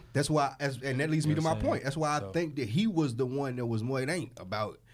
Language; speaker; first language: English; native; English